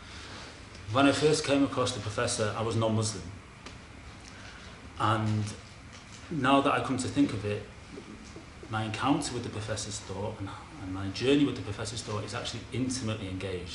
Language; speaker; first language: English; native; English